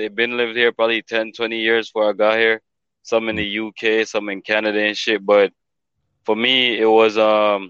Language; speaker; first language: English; non-native, local second language; Jamaican Creole English